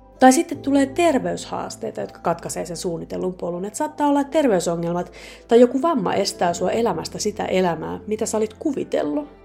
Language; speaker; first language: Finnish; native; Finnish